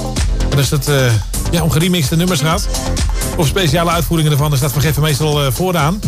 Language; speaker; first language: Dutch; native; Dutch